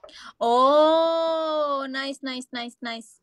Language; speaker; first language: English; non-native, learner; Indonesian